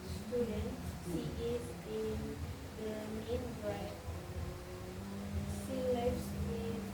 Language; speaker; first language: English; non-native, learner; Indonesian